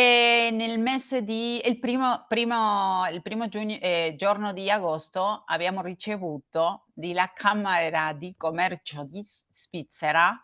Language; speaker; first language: Italian; non-native, learner; Spanish